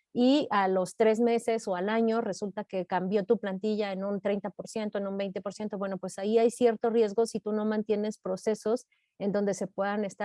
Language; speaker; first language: Spanish; native; Spanish